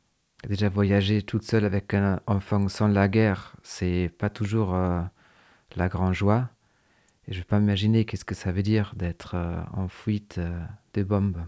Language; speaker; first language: French; non-native, fluent; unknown